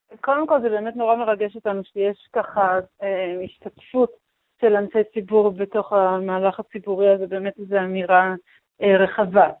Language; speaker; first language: Hebrew; non-native, local second language; Arabic